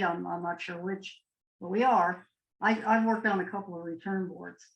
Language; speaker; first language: English; native; English